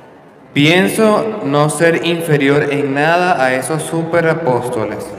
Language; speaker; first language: Spanish; native; Spanish